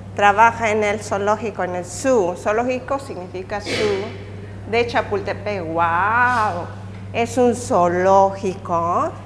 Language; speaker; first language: Spanish; native; Spanish